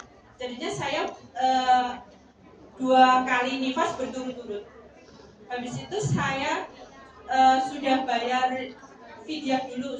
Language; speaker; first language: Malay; non-native, local second language; Javanese